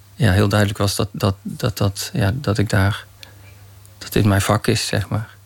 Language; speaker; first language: Dutch; native; Dutch